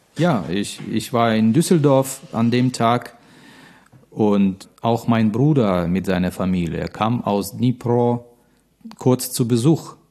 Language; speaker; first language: German; non-native, fluent; Russian